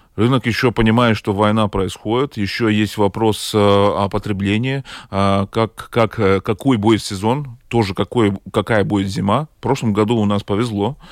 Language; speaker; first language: Russian; non-native, local second language; Latvian